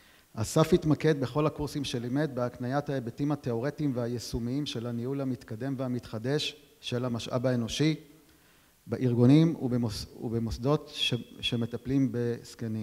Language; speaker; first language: Hebrew; native; Hebrew